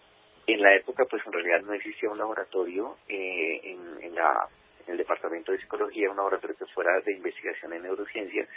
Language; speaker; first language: Spanish; native; Spanish